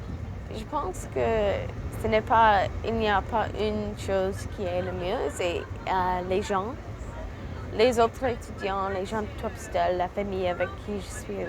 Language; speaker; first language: French; non-native, fluent; English